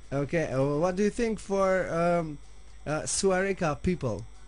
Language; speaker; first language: English; non-native, learner; Albanian